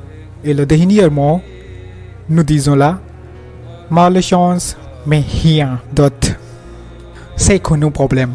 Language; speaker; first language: French; non-native, learner; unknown